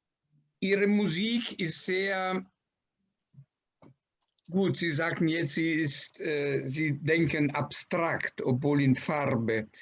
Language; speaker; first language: German; non-native, fluent; Italian